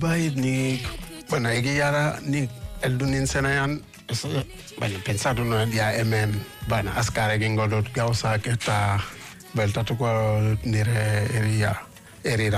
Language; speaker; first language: Basque; non-native, fluent; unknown